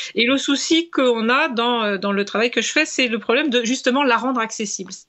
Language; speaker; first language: French; native; French